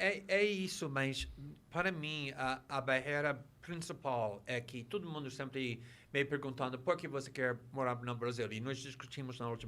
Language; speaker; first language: Portuguese; non-native, fluent; English